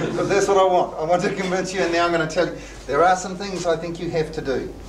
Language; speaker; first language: English; native; English